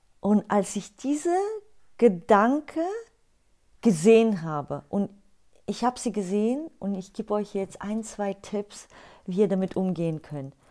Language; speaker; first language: German; non-native, fluent; Bulgarian